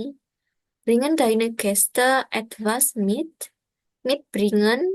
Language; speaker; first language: German; non-native, learner; Indonesian